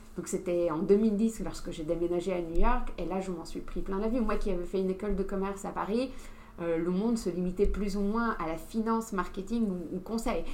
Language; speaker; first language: French; non-native, fluent; English